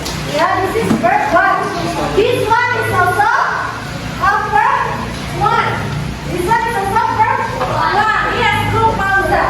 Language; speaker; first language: English; non-native, fluent; Indonesian